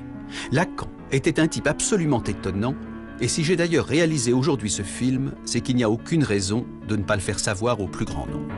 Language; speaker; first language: French; native; French